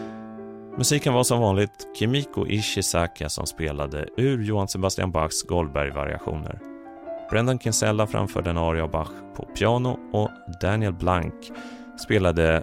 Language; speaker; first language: Swedish; native; Swedish